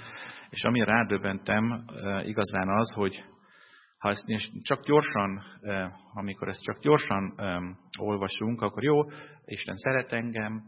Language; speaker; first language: Hungarian; non-native, fluent; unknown